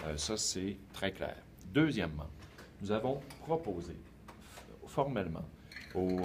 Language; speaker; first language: French; native; French